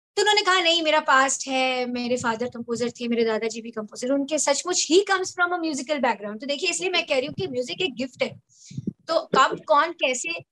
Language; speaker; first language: Hindi; native; Hindi